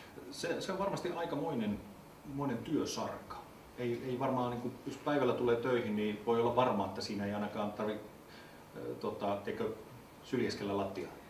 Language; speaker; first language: Finnish; native; Finnish